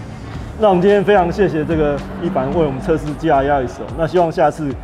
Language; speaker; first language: Chinese; native; Chinese